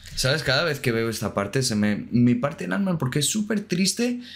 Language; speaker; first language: Spanish; non-native, fluent; Ukrainian